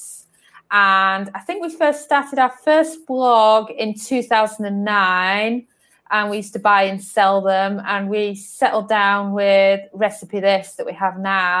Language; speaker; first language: English; native; English